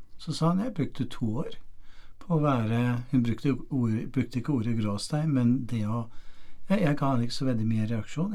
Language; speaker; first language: Norwegian; non-native, fluent; English